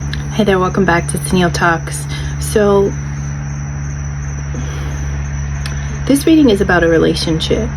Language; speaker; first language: English; native; English